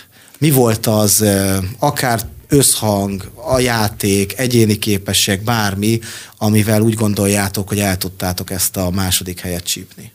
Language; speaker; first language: Hungarian; native; Hungarian